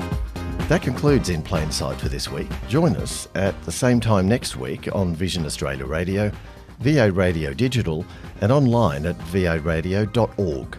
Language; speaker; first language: English; native; English